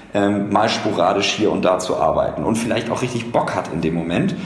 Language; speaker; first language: German; native; German